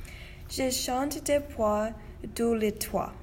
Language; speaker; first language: French; non-native, learner; English